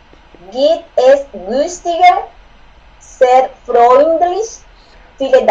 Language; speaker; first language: German; non-native, learner; Spanish